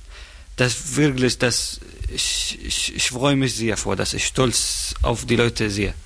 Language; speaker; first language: German; non-native, learner; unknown